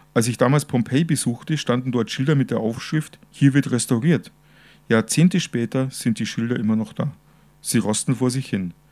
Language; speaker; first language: German; native; German